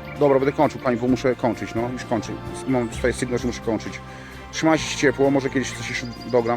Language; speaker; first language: Polish; native; Polish